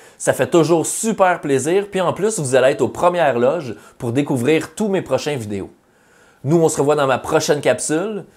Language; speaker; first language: French; native; French